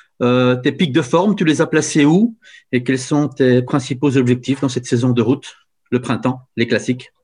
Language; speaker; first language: French; native; French